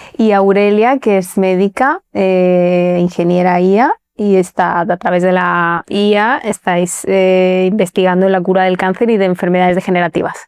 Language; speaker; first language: Spanish; native; Spanish